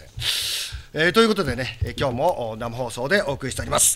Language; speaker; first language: Japanese; native; Japanese